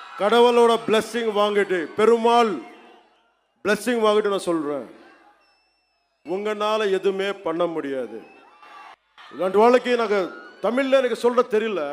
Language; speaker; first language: Tamil; non-native, learner; Telugu